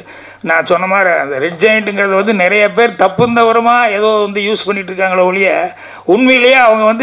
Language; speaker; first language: Tamil; native; Tamil